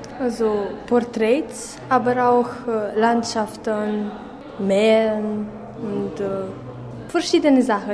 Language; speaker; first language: German; non-native, local second language; Romanian